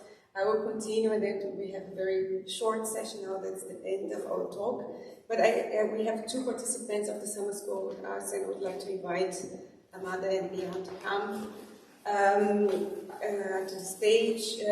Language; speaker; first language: English; non-native, fluent; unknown